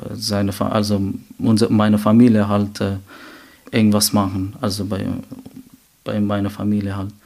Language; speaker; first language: German; non-native, learner; Persian